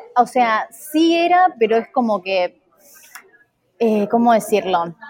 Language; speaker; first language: Spanish; native; Spanish